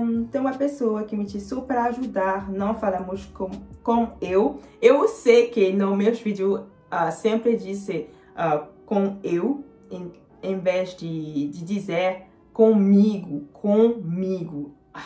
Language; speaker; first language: Portuguese; non-native, learner; Lingala